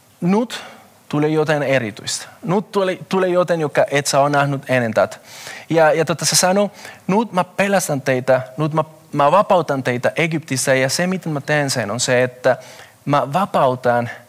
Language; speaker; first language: Finnish; non-native, fluent; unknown